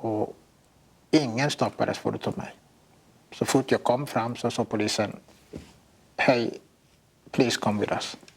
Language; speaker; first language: Swedish; non-native, fluent; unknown